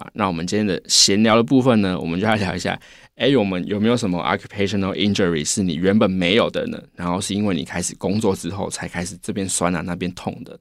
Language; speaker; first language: Chinese; native; Chinese